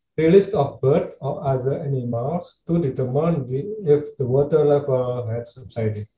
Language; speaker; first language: English; non-native, fluent; Indonesian